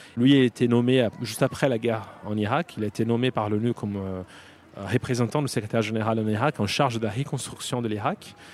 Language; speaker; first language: French; non-native, fluent; Portuguese